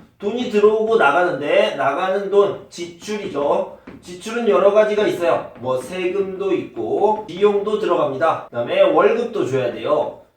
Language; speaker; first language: Korean; native; Korean